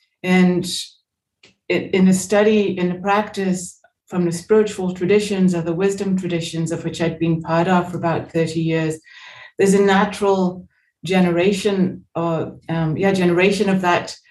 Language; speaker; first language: English; native; English